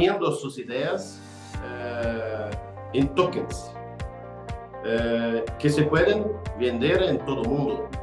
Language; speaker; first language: Spanish; non-native, fluent; Portuguese